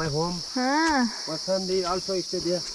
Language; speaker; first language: English; non-native, learner; Nepali